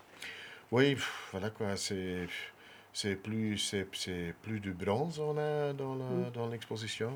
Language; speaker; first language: French; non-native, local second language; Dutch